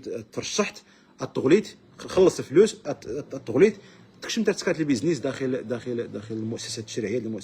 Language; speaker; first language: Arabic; non-native, local second language; Berber languages